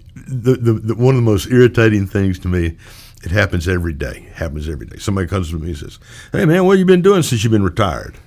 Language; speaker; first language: English; native; English